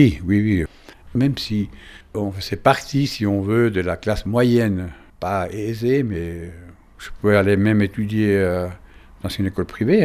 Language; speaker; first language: French; non-native, fluent; Spanish